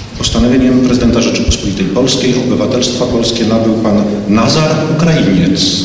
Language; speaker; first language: Polish; native; Polish